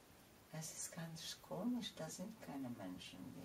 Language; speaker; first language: German; non-native, fluent; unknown